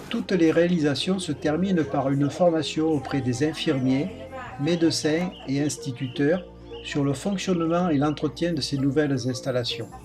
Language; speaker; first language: French; native; French